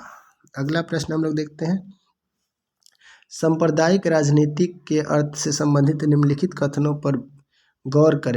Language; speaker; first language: Hindi; non-native, local second language; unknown